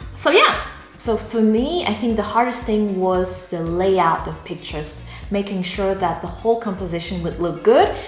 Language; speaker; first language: English; non-native, fluent; Russian